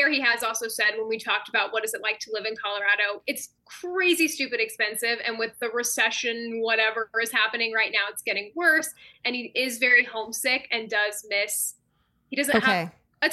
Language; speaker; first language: English; native; English